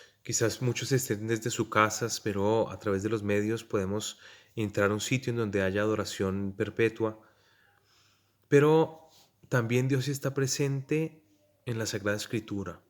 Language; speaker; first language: Spanish; native; Spanish